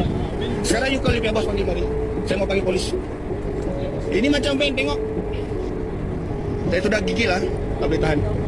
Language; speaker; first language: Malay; non-native, local second language; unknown